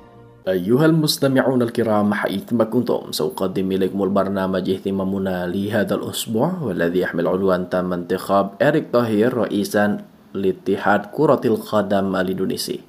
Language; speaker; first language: Arabic; non-native, fluent; Indonesian